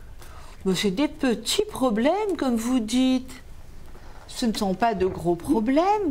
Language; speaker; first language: French; native; French